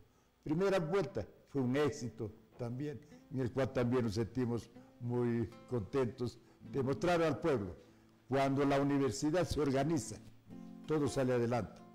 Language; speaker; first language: Spanish; native; Spanish